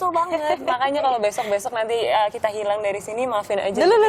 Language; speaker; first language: Indonesian; native; Indonesian